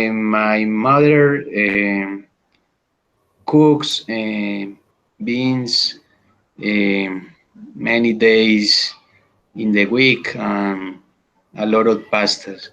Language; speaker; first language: English; non-native, learner; Spanish